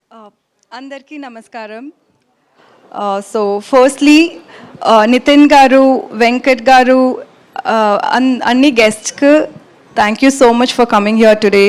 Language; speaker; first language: Telugu; non-native, local second language; Tamil